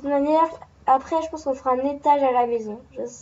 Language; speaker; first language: French; native; French